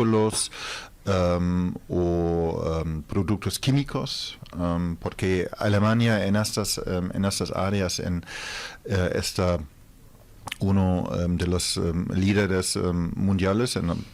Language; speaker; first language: Spanish; non-native, fluent; German